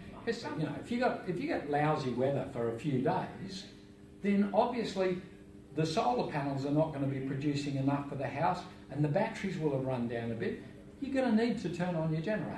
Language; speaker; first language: English; native; English